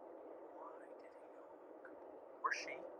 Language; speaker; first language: English; native; English